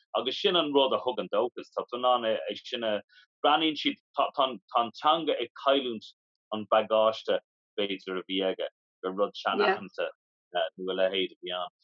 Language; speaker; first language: Irish; non-native, local second language; English